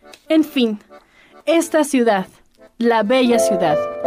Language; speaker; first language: Spanish; native; Spanish